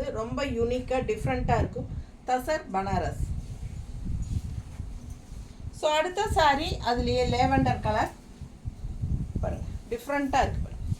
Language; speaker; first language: Tamil; native; Tamil